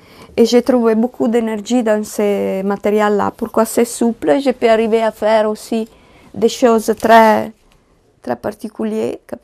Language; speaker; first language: French; non-native, learner; Italian